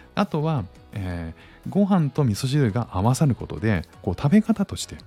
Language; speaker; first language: Japanese; native; Japanese